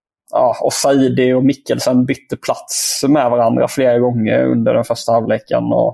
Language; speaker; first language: Swedish; native; Swedish